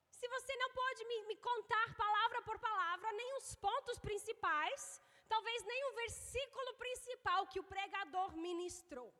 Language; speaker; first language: Portuguese; non-native, fluent; English